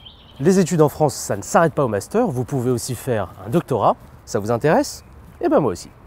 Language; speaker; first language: French; native; French